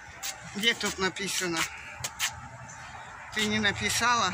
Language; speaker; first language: Russian; native; Russian